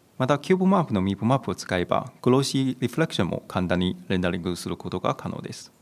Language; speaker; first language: Japanese; non-native, fluent; Chinese